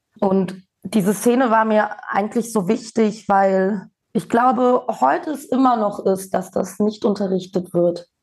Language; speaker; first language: German; early bilingual, other home language; Bosnian